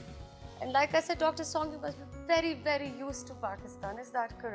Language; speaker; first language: English; non-native, local second language; Urdu